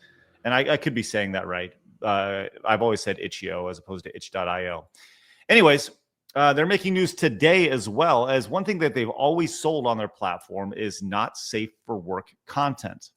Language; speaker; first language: English; native; English